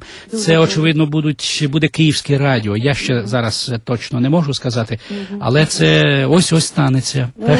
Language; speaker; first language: Ukrainian; native; Ukrainian